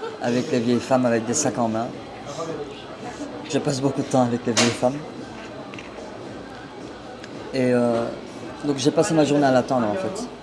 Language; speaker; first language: French; early bilingual, heritage; Turkish